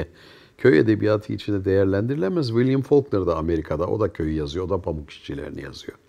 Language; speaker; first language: Turkish; native; Turkish